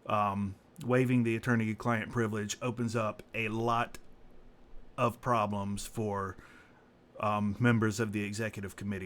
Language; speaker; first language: English; native; English